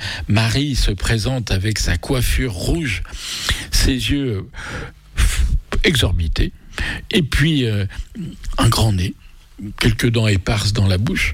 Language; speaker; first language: French; native; French